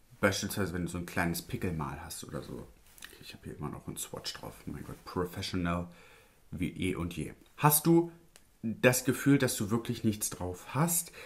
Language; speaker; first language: German; early bilingual, other home language; Italian